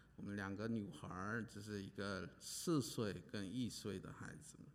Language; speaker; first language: Chinese; non-native, fluent; English